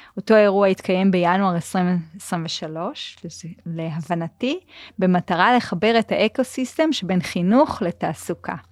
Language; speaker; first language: Hebrew; native; Hebrew